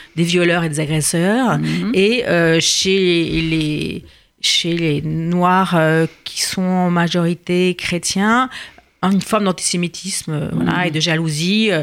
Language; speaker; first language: French; native; French